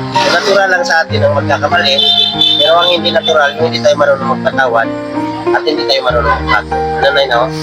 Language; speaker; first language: Filipino; native; Filipino